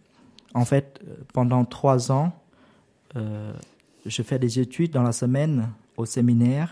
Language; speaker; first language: French; non-native, learner; Vietnamese